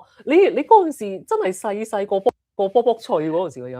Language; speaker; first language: Cantonese; native; Cantonese